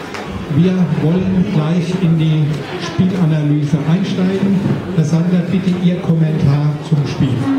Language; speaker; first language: German; native; German